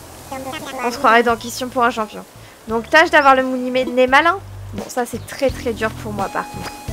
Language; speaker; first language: French; native; French